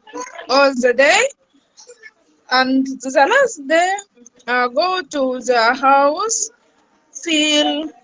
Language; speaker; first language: English; non-native, learner; Arabic